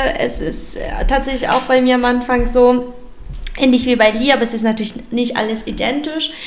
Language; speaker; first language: German; early bilingual, other home language; Vietnamese